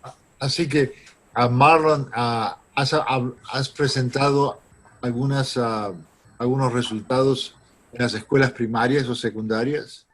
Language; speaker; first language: Spanish; non-native, fluent; English